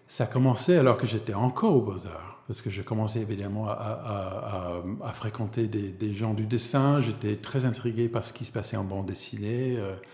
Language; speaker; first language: French; non-native, fluent; English